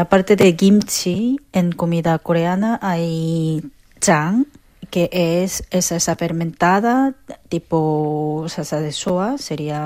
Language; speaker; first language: Spanish; non-native, fluent; Korean